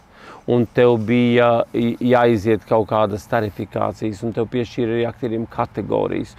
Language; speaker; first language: Latvian; native; Latvian